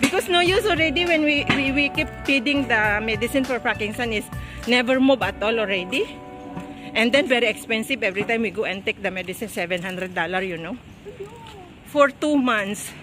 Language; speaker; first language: English; non-native, learner; Filipino